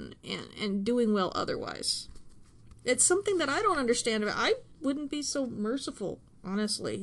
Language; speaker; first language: English; native; English